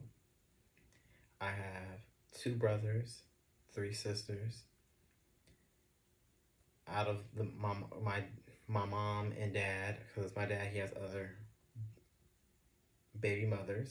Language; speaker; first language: English; native; English